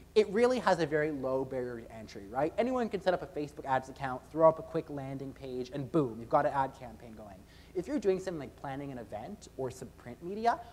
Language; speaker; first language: English; native; English